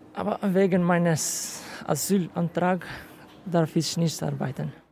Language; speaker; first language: German; non-native, learner; Albanian